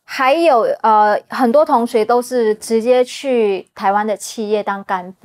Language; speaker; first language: Chinese; non-native, fluent; Vietnamese